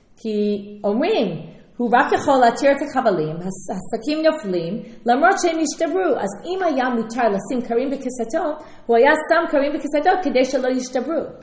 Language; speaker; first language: Hebrew; non-native, fluent; English